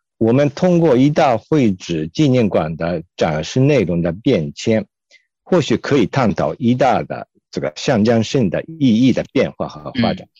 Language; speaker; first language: Chinese; non-native, fluent; Japanese